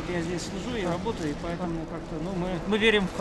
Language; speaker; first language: Russian; native; Russian